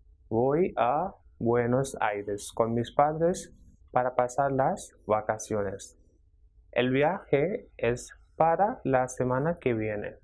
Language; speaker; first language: Spanish; non-native, fluent; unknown